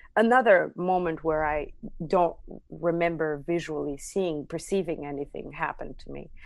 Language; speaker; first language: English; non-native, fluent; Armenian